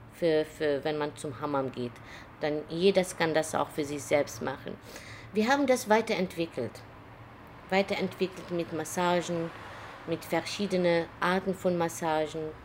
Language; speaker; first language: German; early bilingual, other home language; Arabic